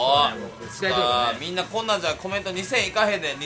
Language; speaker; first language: Japanese; native; Japanese